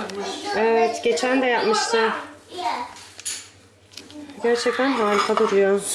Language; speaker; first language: Turkish; native; Turkish